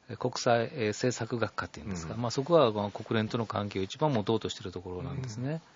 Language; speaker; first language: Japanese; native; Japanese